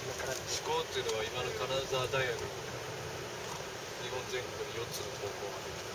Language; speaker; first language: Japanese; native; Japanese